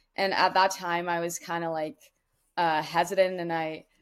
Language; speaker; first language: English; non-native, fluent; Dutch